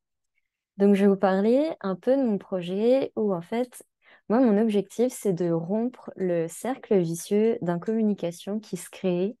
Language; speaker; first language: French; native; French